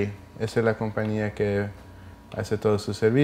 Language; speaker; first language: Spanish; early bilingual, heritage; English